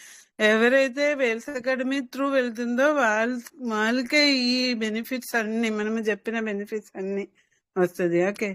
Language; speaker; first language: Telugu; non-native, local second language; Hindi